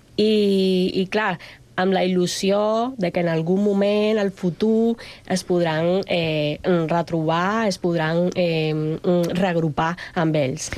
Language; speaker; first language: Catalan; non-native, fluent; Spanish